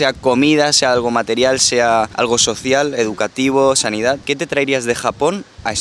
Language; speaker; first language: Spanish; native; Spanish